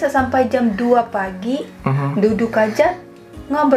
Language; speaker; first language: Indonesian; non-native, fluent; Russian